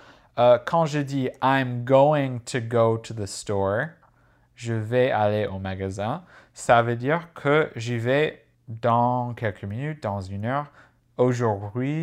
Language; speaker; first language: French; non-native, fluent; English